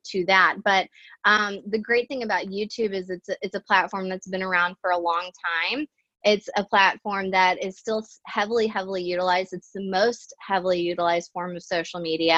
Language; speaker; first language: English; native; English